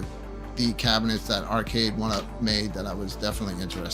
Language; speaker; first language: English; native; English